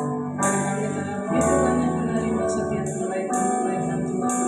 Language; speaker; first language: Indonesian; native; Indonesian